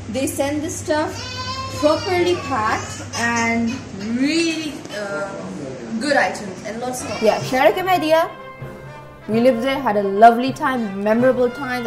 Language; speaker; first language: English; native; English